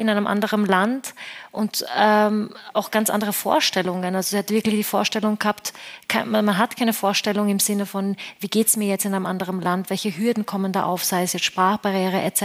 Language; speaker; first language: German; native; German